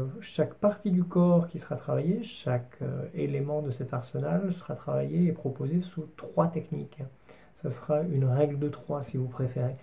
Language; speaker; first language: French; native; French